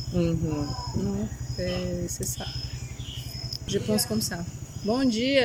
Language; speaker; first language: French; non-native, fluent; Portuguese